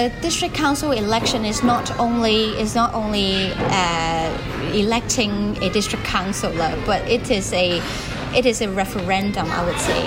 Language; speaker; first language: English; non-native, local second language; Cantonese